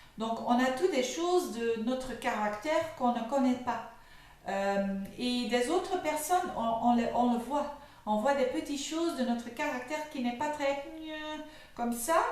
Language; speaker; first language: French; non-native, fluent; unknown